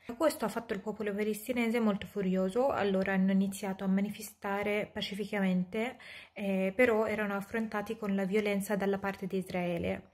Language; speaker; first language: Italian; non-native, fluent; Arabic